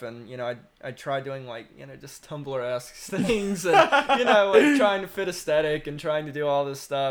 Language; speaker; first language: English; native; English